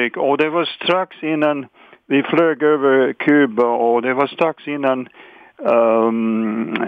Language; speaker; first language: Swedish; non-native, fluent; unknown